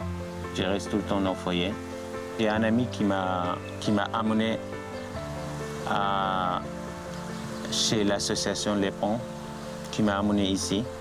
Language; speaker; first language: French; non-native, learner; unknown